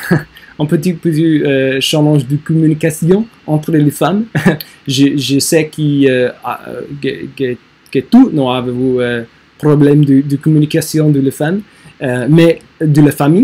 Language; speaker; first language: French; non-native, learner; English